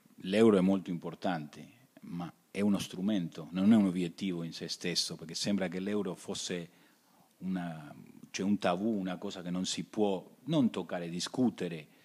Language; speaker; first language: Italian; early bilingual, heritage; Spanish